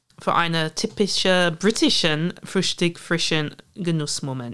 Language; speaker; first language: German; non-native, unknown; English